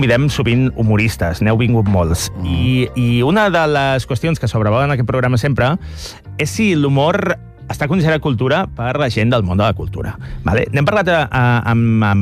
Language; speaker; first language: Catalan; native; Catalan